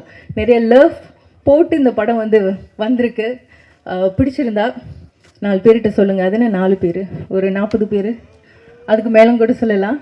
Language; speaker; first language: Tamil; native; Tamil